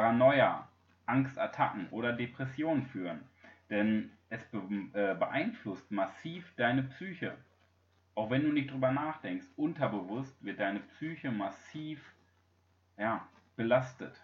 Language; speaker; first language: German; native; German